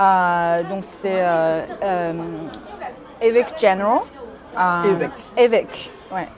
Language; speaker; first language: French; non-native, fluent; Chinese